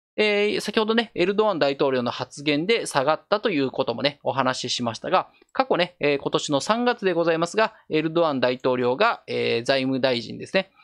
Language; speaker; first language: Japanese; native; Japanese